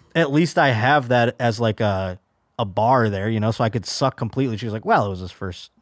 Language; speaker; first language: English; native; English